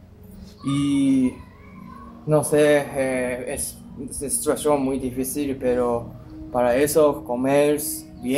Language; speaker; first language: Spanish; non-native, learner; Japanese